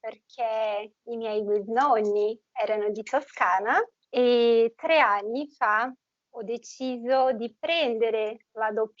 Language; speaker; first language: Italian; non-native, fluent; Portuguese